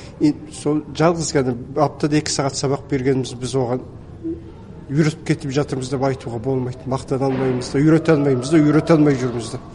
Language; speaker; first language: Kazakh; early bilingual, heritage; Kazakh